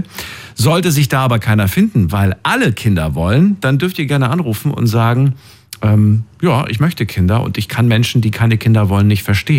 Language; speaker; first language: German; native; German